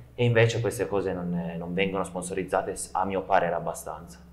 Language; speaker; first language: Italian; native; Italian